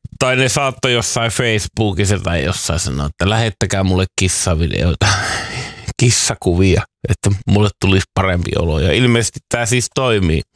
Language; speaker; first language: Finnish; native; Finnish